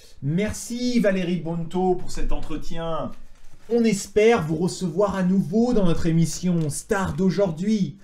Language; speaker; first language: French; native; French